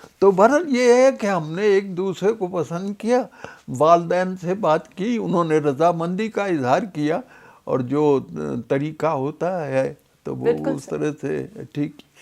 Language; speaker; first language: Urdu; non-native, local second language; Punjabi